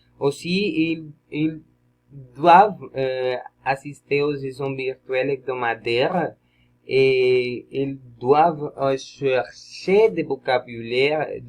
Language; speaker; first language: French; non-native, learner; Spanish